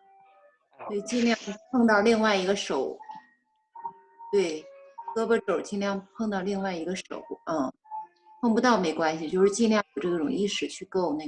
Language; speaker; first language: Chinese; native; Chinese